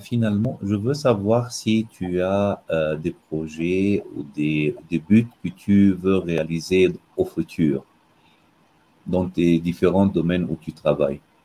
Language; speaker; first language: French; non-native, fluent; Arabic